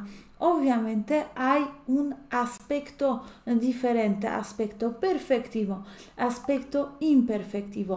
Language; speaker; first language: Spanish; non-native, fluent; Polish